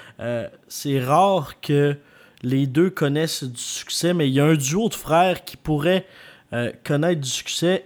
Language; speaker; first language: French; native; French